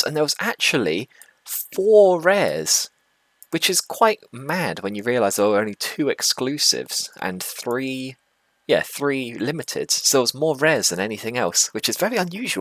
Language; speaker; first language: English; native; English